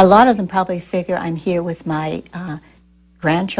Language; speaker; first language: English; native; English